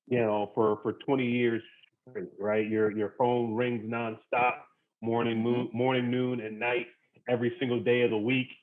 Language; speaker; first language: English; native; English